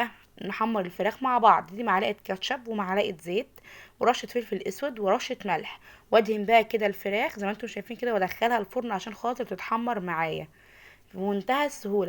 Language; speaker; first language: Arabic; native; Arabic